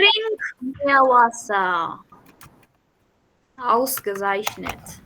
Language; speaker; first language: German; non-native, fluent; Urdu